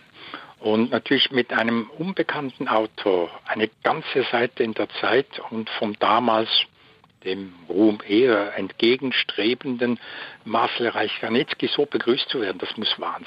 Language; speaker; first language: German; native; German